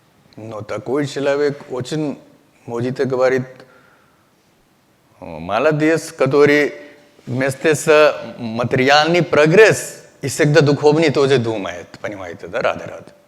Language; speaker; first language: Russian; non-native, learner; Hindi